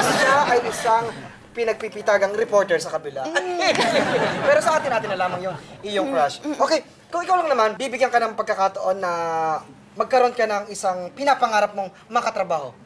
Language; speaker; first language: Filipino; native; Filipino